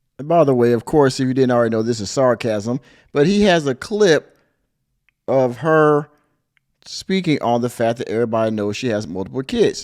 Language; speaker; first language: English; native; English